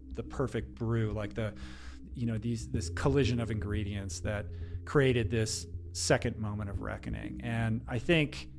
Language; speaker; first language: English; native; English